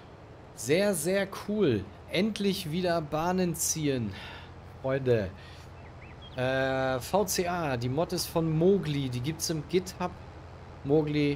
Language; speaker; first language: German; native; German